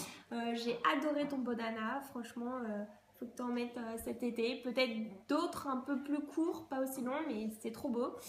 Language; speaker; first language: French; native; French